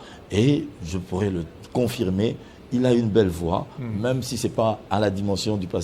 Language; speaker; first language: French; non-native, local second language; Lingala